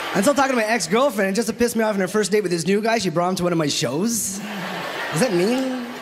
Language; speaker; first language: English; early bilingual, other home language; Filipino